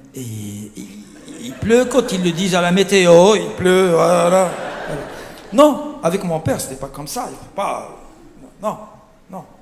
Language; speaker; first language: French; non-native, local second language; Arabic